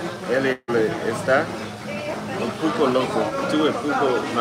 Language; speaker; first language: Spanish; non-native, learner; English